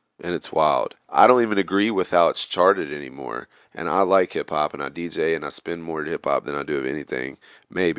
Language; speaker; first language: English; native; English